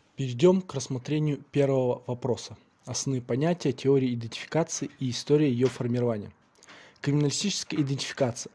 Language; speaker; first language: Russian; non-native, local second language; Kazakh